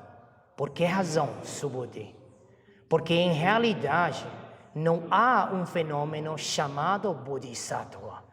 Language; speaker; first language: Portuguese; non-native, fluent; Chinese